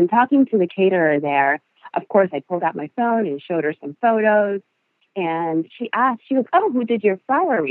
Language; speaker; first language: English; non-native, fluent; Spanish